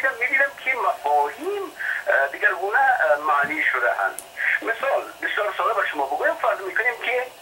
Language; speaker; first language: Persian; non-native, local second language; Shughni